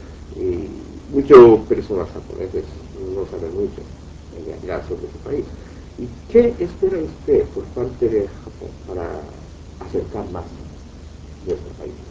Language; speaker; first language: Spanish; non-native, fluent; Japanese